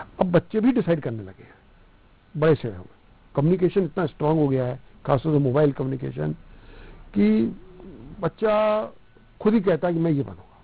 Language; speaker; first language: Hindi; non-native, local second language; Punjabi